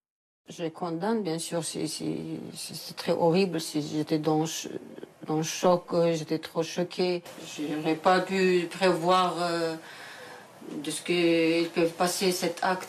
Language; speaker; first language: French; non-native, learner; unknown